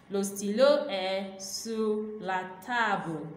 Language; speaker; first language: French; non-native, fluent; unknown